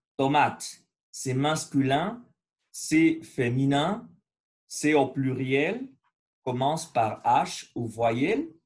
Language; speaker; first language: French; non-native, learner; Spanish